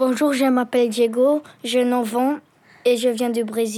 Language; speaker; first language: French; non-native, learner; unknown